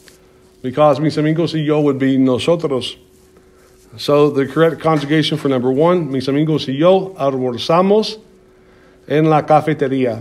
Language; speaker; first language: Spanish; non-native, fluent; English